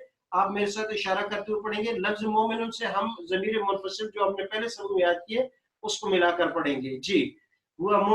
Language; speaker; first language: Urdu; native; Urdu